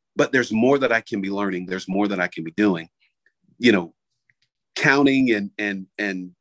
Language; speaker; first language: English; native; English